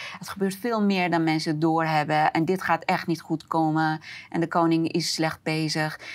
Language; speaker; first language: Dutch; non-native, fluent; Persian